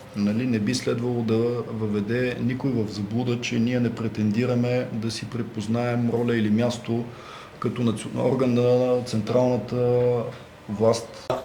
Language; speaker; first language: Bulgarian; native; Bulgarian